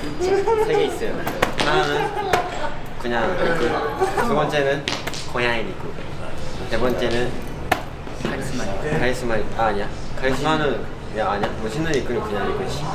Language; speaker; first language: Korean; non-native, learner; Japanese